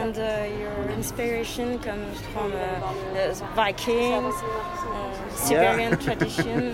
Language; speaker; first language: English; non-native, learner; French